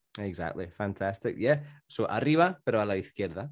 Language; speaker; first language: Spanish; non-native, fluent; English